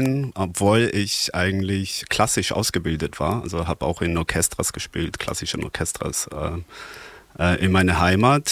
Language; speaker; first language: German; non-native, fluent; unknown